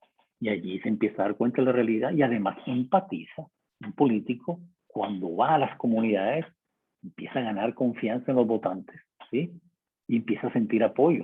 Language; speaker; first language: Spanish; native; Spanish